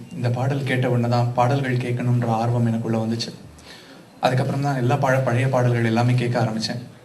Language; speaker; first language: Tamil; native; Tamil